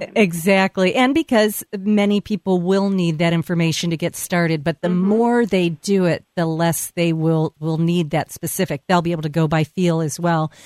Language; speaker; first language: English; native; English